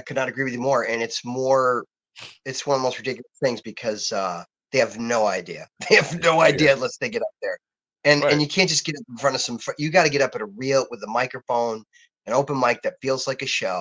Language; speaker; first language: English; native; English